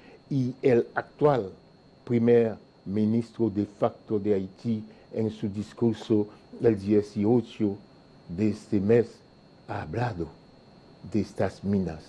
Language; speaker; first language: Spanish; non-native, fluent; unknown